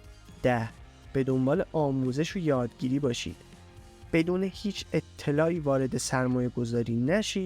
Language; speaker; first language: Persian; native; Persian